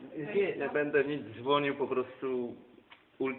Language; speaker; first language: Polish; native; Polish